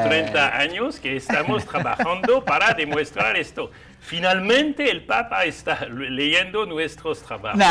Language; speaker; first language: Spanish; non-native, fluent; French